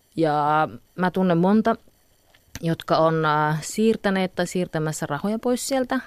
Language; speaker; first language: Finnish; native; Finnish